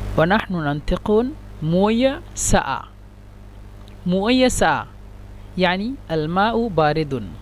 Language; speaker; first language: Egyptian Arabic; non-native, learner; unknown